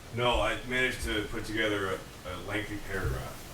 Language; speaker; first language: English; native; English